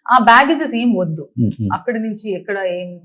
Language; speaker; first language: Telugu; non-native, learner; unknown